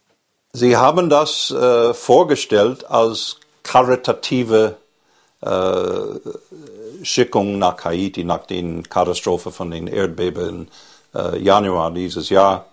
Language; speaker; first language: German; non-native, fluent; English